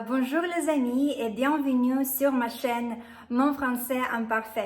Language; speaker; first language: French; non-native, fluent; Russian